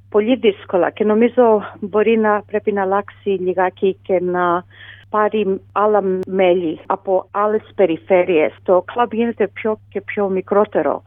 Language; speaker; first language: Greek; early bilingual, heritage; Greek